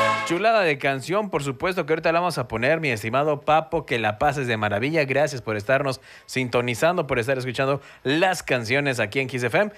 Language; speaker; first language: Spanish; native; Spanish